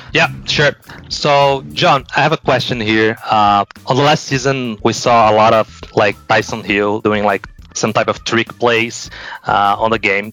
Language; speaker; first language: English; non-native, fluent; Portuguese